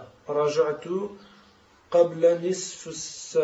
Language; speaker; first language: Arabic; non-native, learner; French